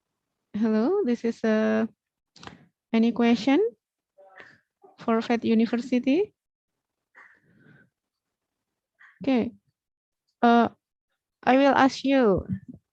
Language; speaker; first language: English; non-native, learner; Indonesian